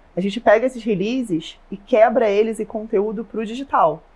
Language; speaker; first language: Portuguese; native; Portuguese